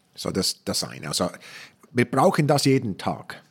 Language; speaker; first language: German; native; German